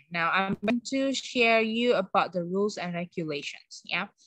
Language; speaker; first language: English; non-native, fluent; Indonesian